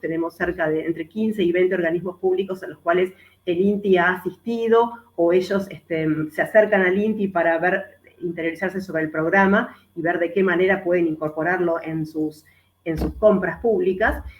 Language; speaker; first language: Spanish; native; Spanish